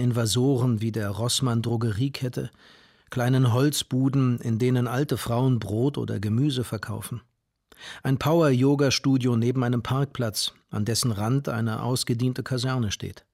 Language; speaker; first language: German; native; German